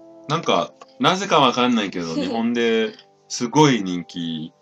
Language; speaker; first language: Japanese; non-native, learner; English